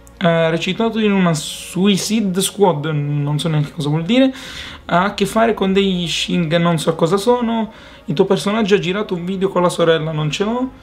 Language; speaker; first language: Italian; native; Italian